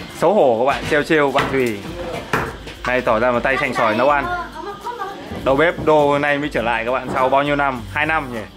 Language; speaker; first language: Vietnamese; non-native, local second language; Hmong